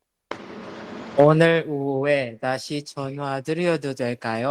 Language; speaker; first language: Korean; non-native, learner; Filipino